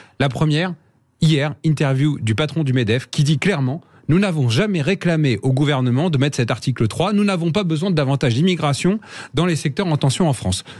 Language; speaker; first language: French; native; French